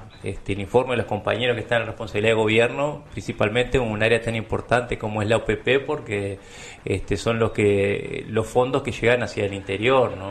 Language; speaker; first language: Spanish; native; Spanish